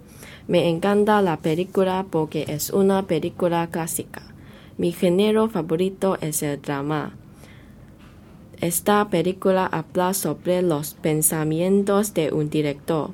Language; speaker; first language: Spanish; non-native, learner; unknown